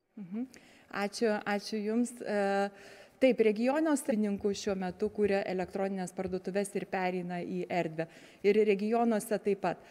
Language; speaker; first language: Lithuanian; native; Lithuanian